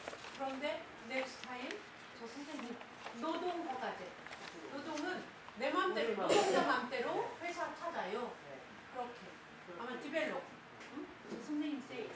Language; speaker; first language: Korean; non-native, learner; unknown